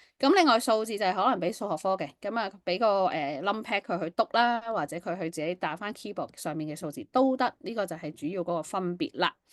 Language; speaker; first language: Cantonese; native; Cantonese